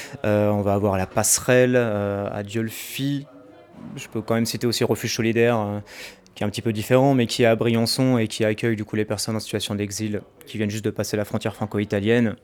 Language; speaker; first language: French; native; French